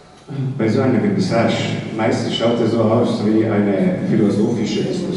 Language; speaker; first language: German; non-native, fluent; Slovenian